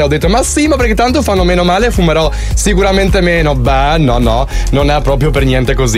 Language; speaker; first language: Italian; native; Italian